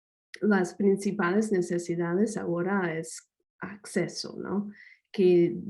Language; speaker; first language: Spanish; non-native, fluent; English